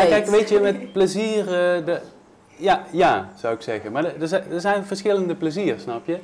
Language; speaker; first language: Dutch; native; Dutch